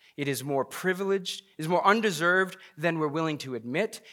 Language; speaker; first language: English; native; English